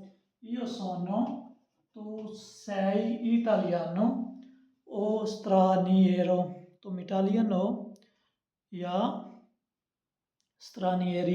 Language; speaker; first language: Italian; non-native, learner; Urdu